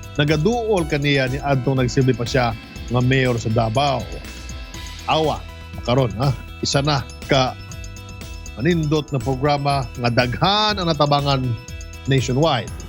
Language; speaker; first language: Cebuano; native; Cebuano